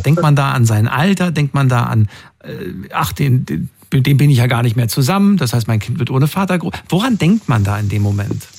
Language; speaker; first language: German; native; German